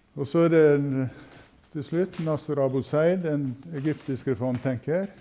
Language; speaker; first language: Norwegian; native; Norwegian